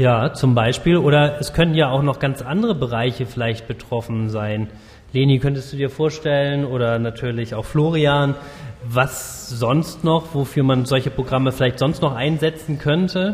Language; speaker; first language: German; native; German